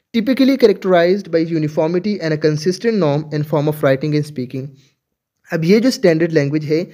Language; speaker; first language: Urdu; native; Urdu